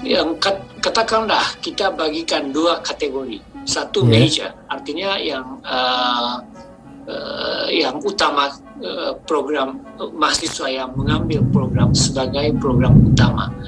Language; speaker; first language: Indonesian; non-native, fluent; Japanese